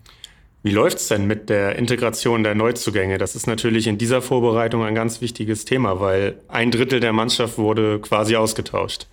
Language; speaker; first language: German; native; German